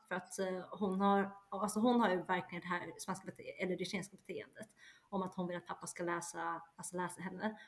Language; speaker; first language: Swedish; early bilingual, other home language; Chinese